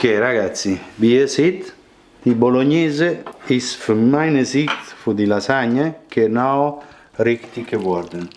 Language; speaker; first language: German; non-native, learner; Italian